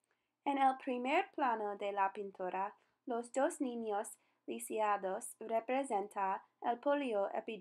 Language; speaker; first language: Spanish; non-native, learner; English